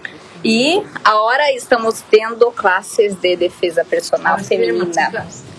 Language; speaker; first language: Spanish; non-native, learner; Portuguese